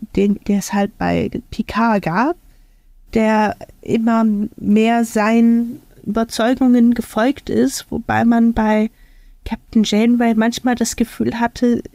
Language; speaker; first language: German; native; German